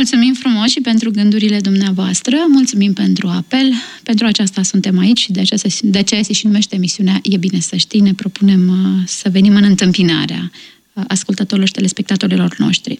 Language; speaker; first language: Romanian; native; Romanian